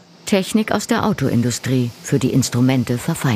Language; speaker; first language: German; native; German